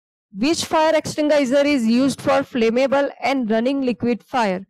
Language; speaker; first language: English; non-native, local second language; Gujarati